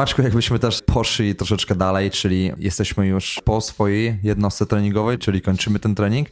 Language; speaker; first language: Polish; native; Polish